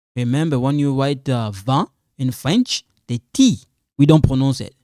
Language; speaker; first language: English; non-native, fluent; Lingala